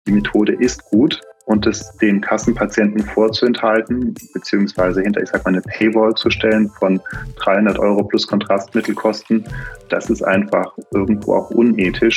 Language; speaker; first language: German; native; German